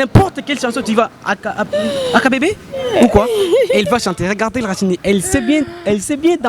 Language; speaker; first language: French; non-native, local second language; Rundi